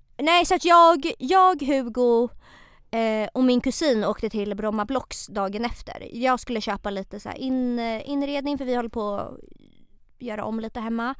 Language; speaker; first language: Swedish; native; Swedish